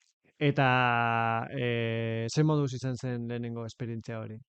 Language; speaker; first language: Basque; native; Basque